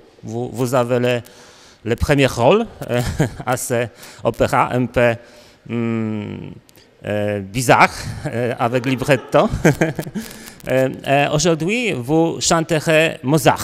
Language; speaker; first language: French; non-native, learner; Polish